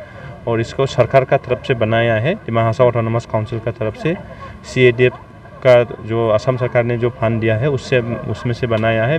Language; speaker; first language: Hindi; non-native, local second language; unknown